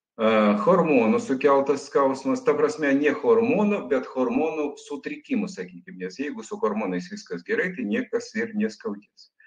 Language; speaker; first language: Lithuanian; non-native, local second language; Russian